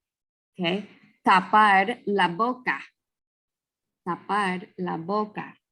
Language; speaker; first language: Spanish; non-native, fluent; English